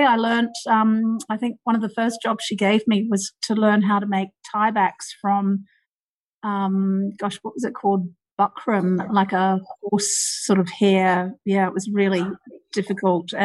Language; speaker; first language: English; native; English